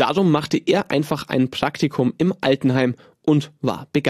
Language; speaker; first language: German; native; German